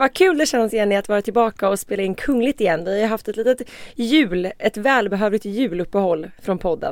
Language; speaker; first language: Swedish; native; Swedish